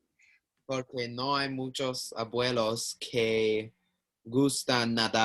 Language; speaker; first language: Spanish; non-native, learner; English